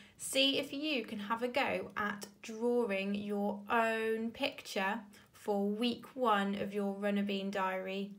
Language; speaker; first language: English; native; English